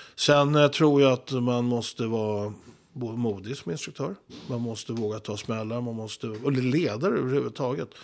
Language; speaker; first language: Swedish; native; Swedish